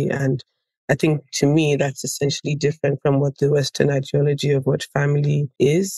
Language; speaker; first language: English; non-native, local second language; Yoruba